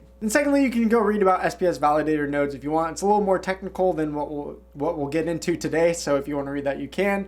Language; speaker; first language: English; native; English